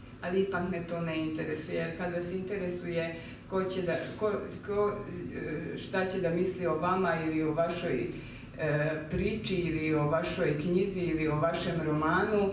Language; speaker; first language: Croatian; non-native, local second language; Hungarian